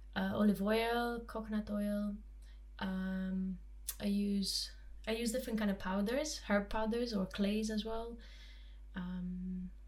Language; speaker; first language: English; non-native, fluent; Romanian